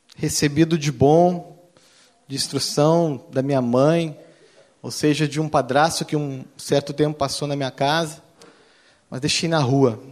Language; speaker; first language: Portuguese; native; Portuguese